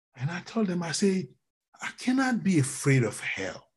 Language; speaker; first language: English; non-native, fluent; French